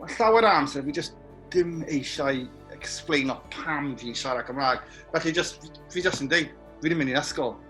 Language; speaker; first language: Welsh; non-native, local second language; English